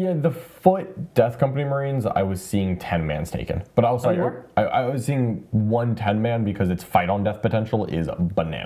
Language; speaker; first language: English; native; English